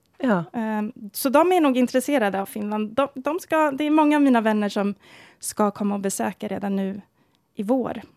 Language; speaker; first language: Swedish; native; Swedish